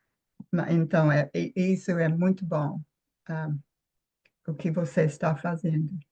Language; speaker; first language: Portuguese; non-native, fluent; English